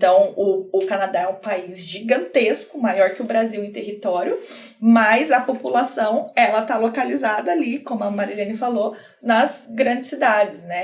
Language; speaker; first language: Portuguese; native; Portuguese